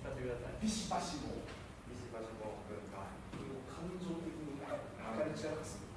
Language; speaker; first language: Japanese; native; Japanese